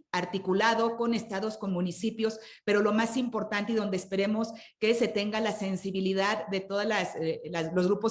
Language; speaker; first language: Spanish; native; Spanish